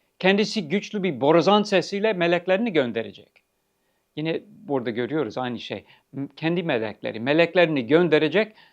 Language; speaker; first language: Turkish; non-native, fluent; English